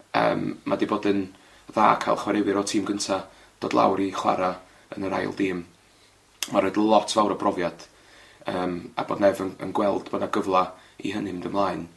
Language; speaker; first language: Welsh; native; Welsh